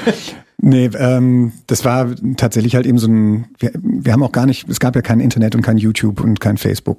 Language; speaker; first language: German; native; German